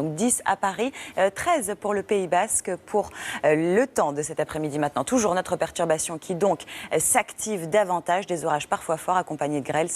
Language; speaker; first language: French; native; French